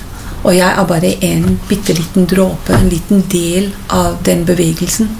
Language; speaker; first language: Norwegian; non-native, fluent; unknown